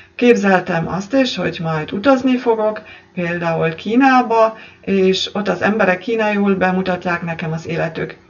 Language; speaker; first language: Hungarian; non-native, fluent; German